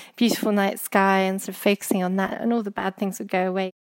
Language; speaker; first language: English; native; English